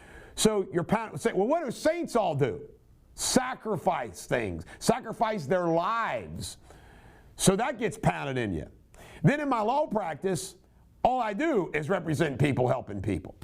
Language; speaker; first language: English; native; English